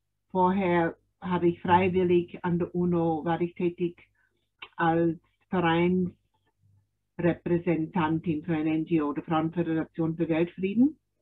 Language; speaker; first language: German; non-native, fluent; English